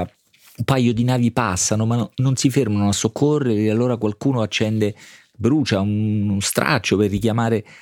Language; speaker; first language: Italian; native; Italian